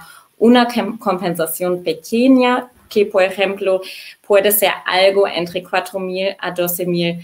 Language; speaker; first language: Spanish; non-native, fluent; German